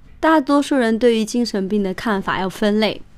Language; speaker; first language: Chinese; native; Chinese